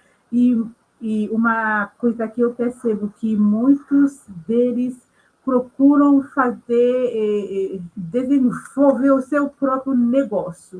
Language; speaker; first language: Portuguese; non-native, local second language; Haitian Creole